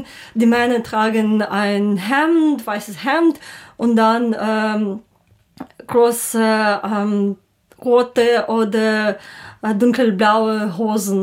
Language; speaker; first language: German; non-native, learner; Ukrainian